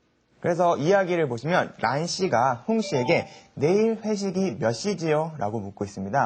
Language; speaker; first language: Korean; native; Korean